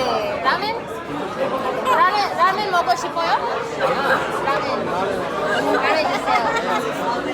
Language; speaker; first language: Korean; non-native, learner; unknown